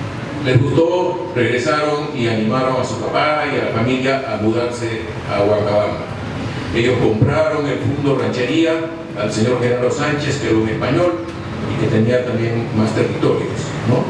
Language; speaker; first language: Spanish; native; Spanish